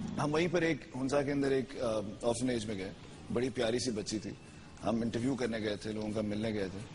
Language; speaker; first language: Urdu; native; Urdu